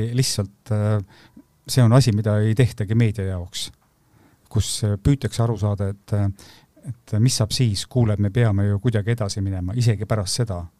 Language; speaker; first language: Estonian; native; Estonian